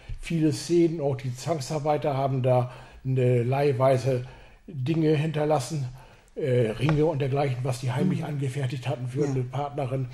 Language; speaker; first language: German; native; German